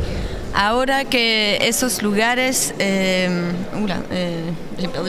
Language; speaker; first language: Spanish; non-native, learner; French